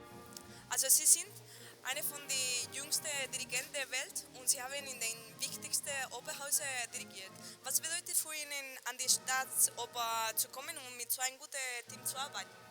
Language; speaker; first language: German; non-native, fluent; Spanish